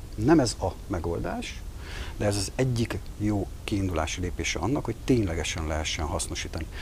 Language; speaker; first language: Hungarian; native; Hungarian